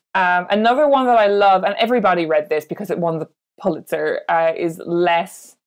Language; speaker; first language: English; native; English